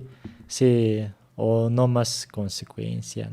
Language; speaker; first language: Spanish; non-native, learner; Turkish